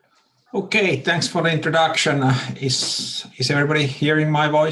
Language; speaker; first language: English; non-native, fluent; Finnish